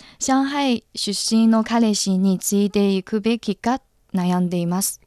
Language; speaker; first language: Japanese; non-native, fluent; Chinese